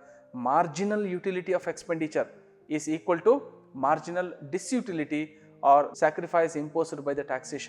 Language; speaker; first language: English; non-native, local second language; Kannada